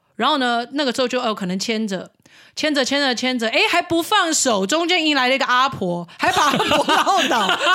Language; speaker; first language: Chinese; native; Chinese